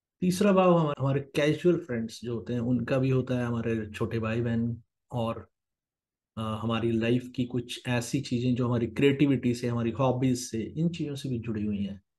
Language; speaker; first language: Hindi; native; Hindi